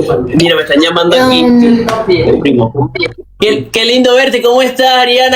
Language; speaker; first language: Spanish; native; Spanish